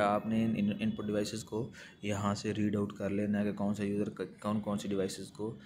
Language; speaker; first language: Hindi; non-native, local second language; Punjabi